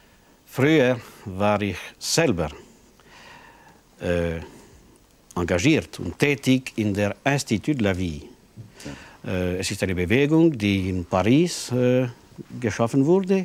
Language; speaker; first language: German; non-native, local second language; French